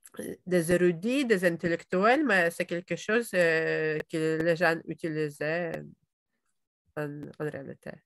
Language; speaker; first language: French; non-native, fluent; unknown